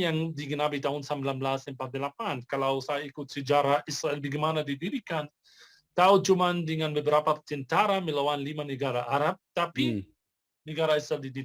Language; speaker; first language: Indonesian; non-native, fluent; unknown